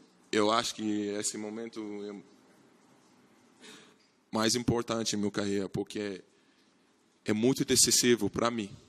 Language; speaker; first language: Portuguese; non-native, learner; English